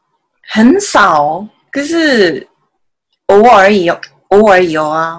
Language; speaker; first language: Chinese; non-native, learner; Japanese